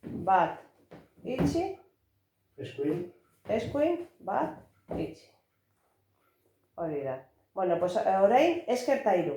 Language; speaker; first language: Basque; non-native, local second language; Spanish